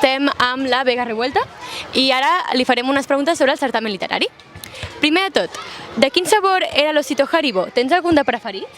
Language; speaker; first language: Catalan; native; Catalan